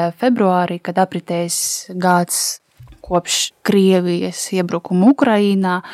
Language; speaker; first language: Latvian; non-native, local second language; Russian